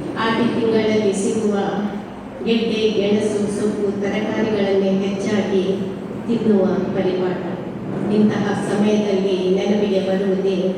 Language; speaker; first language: Kannada; non-native, local second language; Tulu